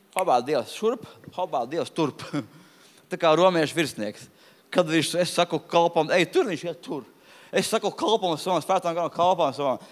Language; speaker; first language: Latvian; non-native, local second language; Russian